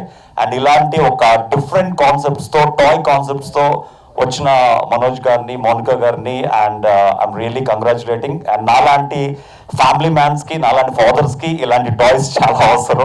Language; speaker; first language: Telugu; native; Telugu